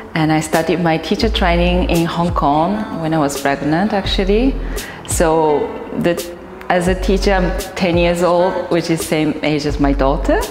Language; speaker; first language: English; non-native, fluent; Japanese